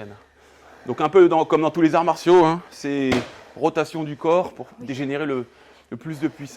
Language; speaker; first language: French; native; French